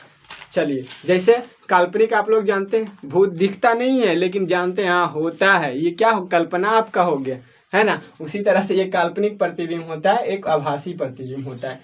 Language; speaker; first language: Hindi; native; Hindi